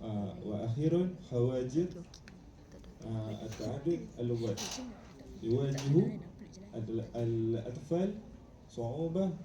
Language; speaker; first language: Arabic; non-native, learner; Malay